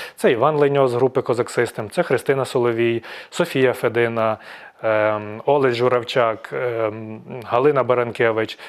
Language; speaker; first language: Ukrainian; native; Ukrainian